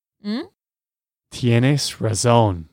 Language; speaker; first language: Spanish; non-native, learner; English